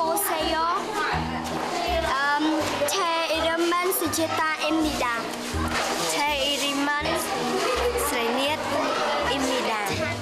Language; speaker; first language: Korean; non-native, learner; Khmer